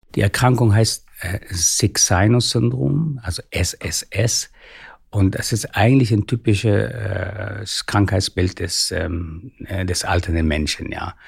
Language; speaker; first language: German; non-native, fluent; Persian